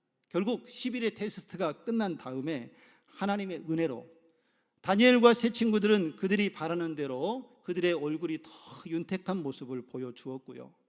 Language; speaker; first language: Korean; native; Korean